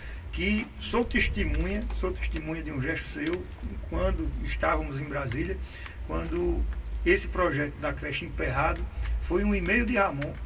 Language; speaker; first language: Portuguese; native; Portuguese